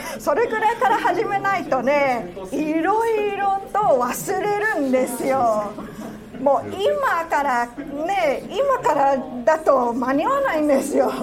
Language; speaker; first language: Japanese; non-native, fluent; Cantonese